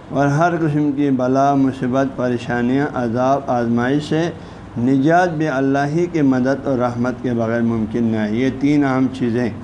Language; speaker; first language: Urdu; non-native, local second language; Balti